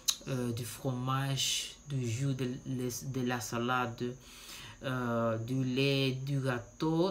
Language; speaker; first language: French; non-native, learner; Spanish